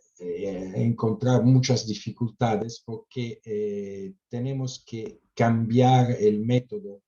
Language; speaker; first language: Spanish; non-native, fluent; Italian